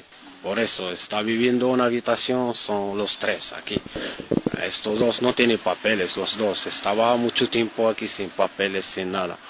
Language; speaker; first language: Spanish; non-native, learner; Arabic